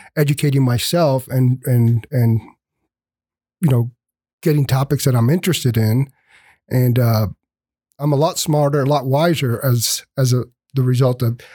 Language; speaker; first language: English; early bilingual, other home language; Spanish